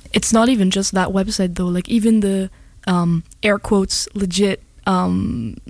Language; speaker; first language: English; non-native, fluent; German